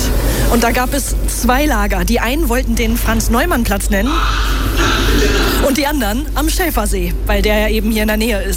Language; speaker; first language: German; native; German